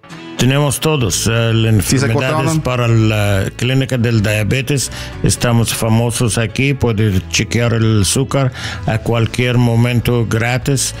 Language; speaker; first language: Spanish; non-native, learner; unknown